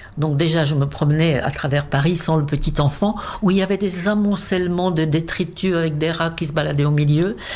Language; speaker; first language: French; non-native, fluent; Czech